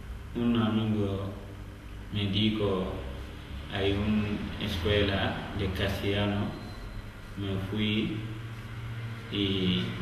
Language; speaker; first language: Spanish; non-native, learner; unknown